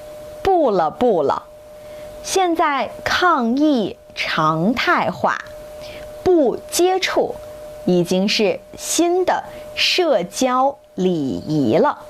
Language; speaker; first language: Chinese; native; Chinese